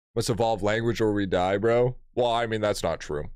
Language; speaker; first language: English; native; English